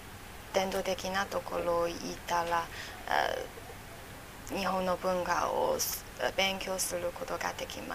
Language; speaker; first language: Japanese; non-native, learner; Chinese